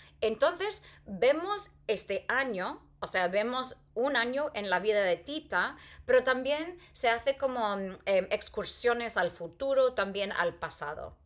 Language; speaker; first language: Spanish; non-native, fluent; English